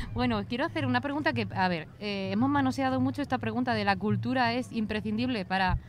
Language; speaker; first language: Spanish; native; Spanish